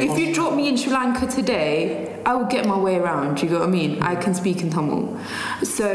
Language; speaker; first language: English; non-native, local second language; Tamil